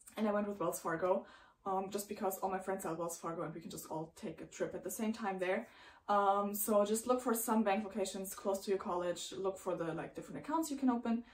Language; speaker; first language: English; non-native, fluent; German